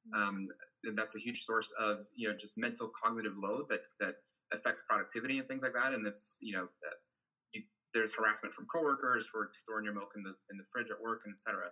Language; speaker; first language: English; non-native, fluent; Portuguese